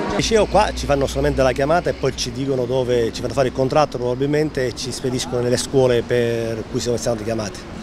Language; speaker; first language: Italian; native; Italian